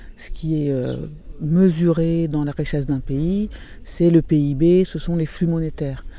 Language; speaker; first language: French; non-native, fluent; Portuguese